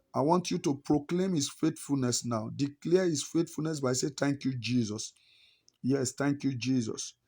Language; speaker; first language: English; non-native, local second language; Yoruba